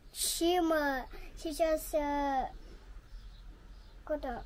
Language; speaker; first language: Russian; early bilingual, heritage; Russian